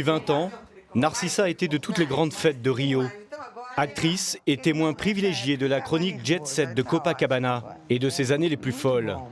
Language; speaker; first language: French; native; French